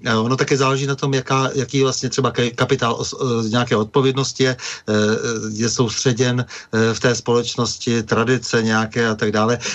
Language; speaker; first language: Czech; native; Czech